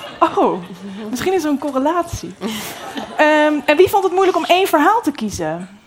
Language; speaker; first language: Dutch; native; Dutch